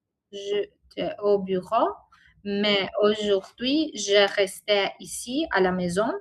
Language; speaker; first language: French; non-native, learner; Italian